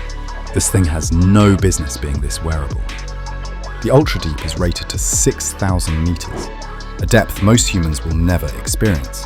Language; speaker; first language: English; native; English